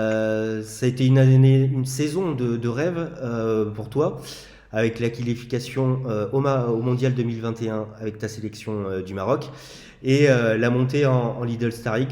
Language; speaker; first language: French; native; French